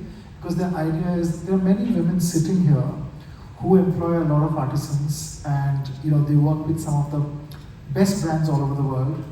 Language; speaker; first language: English; non-native, local second language; Bangla